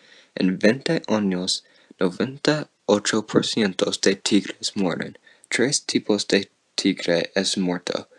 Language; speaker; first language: Spanish; non-native, learner; English